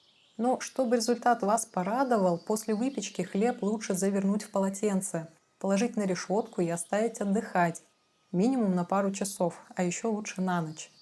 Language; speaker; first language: Russian; native; Russian